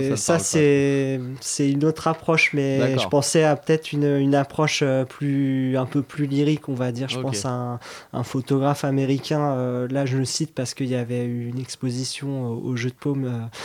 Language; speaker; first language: French; native; French